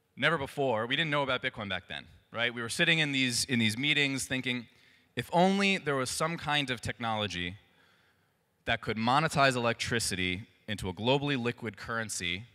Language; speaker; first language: English; native; English